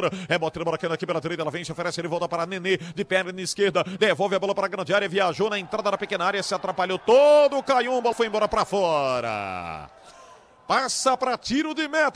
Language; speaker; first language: Portuguese; native; Portuguese